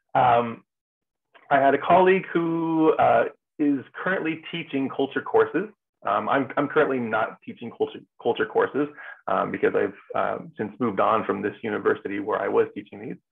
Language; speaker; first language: English; native; English